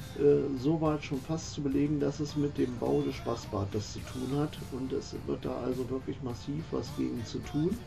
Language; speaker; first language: German; native; German